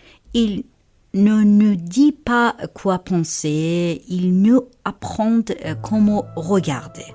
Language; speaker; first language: French; non-native, fluent; Persian